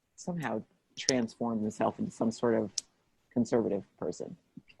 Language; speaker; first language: English; native; English